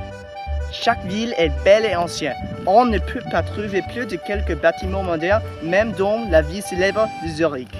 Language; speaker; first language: French; non-native, learner; English